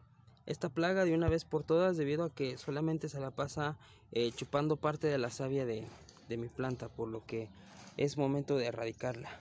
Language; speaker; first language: Spanish; native; Spanish